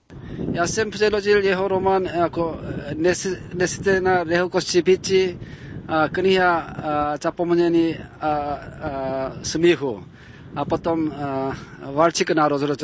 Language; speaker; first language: Czech; non-native, learner; Korean